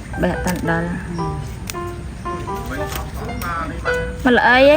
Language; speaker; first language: Khmer; native; Khmer